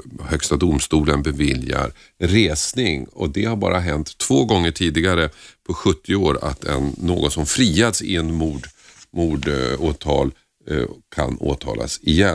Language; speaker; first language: Swedish; native; Swedish